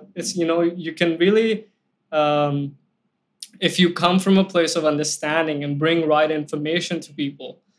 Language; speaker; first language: English; non-native, local second language; Hindi